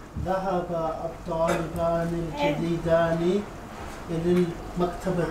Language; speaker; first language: Arabic; non-native, learner; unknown